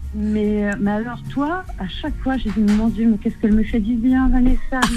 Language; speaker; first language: French; native; French